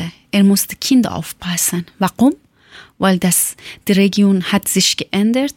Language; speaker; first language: German; non-native, fluent; Persian